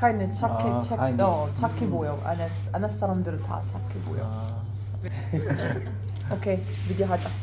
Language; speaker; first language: Korean; non-native, learner; Arabic